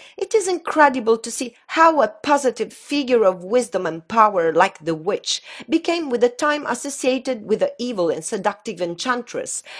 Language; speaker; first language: English; non-native, fluent; Italian